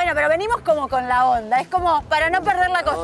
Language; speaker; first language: Spanish; native; Spanish